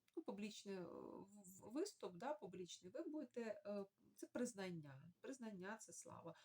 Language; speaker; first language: Ukrainian; non-native, local second language; Russian